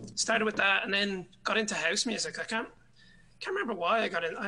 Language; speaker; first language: English; native; English